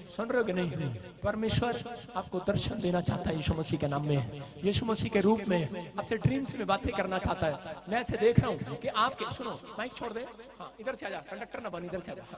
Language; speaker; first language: Hindi; non-native, local second language; Punjabi